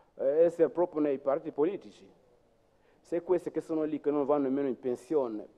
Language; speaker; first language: Italian; non-native, fluent; French